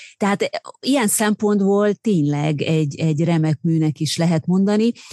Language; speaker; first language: Hungarian; native; Hungarian